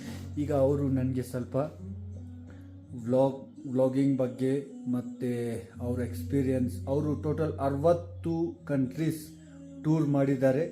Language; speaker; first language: Kannada; non-native, fluent; Ladakhi